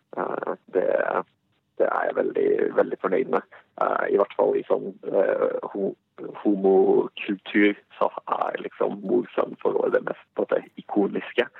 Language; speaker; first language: Norwegian; early bilingual, other home language; Bosnian